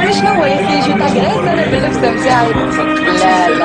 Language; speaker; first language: Arabic; native; Arabic